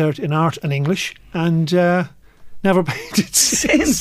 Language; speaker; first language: English; native; English